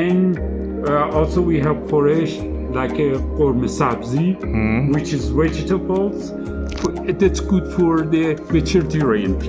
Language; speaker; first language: English; non-native, learner; Persian